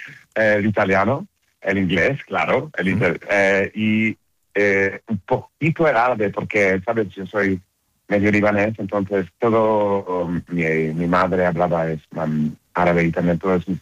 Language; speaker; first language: Spanish; non-native, learner; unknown